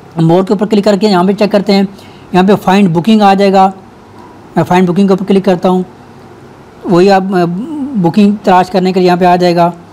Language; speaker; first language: Urdu; non-native, local second language; Punjabi